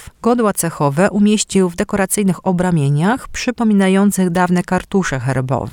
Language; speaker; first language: Polish; native; Polish